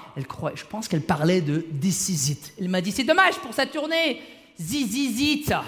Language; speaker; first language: French; early bilingual, other home language; Arabic